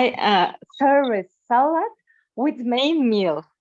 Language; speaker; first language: English; non-native, learner; Russian